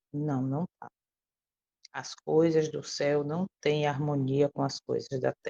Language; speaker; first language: Portuguese; native; Portuguese